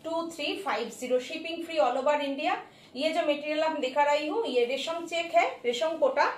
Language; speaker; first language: Hindi; non-native, local second language; Bangla